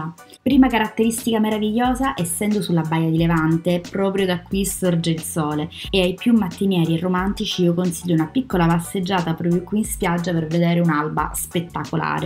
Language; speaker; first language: Italian; native; Italian